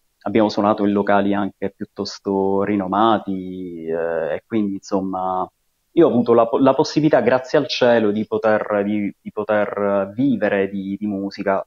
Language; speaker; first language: Italian; native; Italian